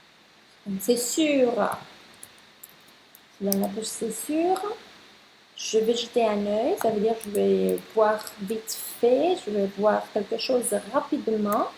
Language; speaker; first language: French; non-native, fluent; Spanish